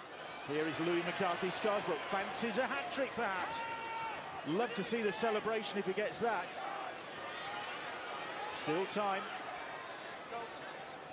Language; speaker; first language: English; native; English